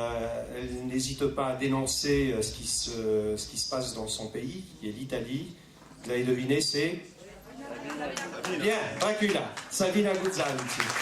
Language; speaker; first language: French; native; French